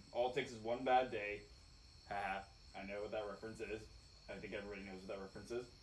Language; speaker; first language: English; native; English